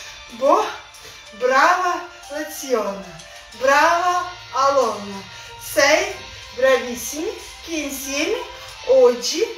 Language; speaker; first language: Italian; non-native, learner; Russian